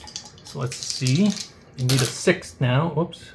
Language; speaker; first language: English; native; English